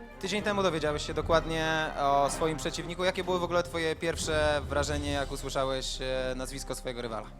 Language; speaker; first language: Polish; native; Polish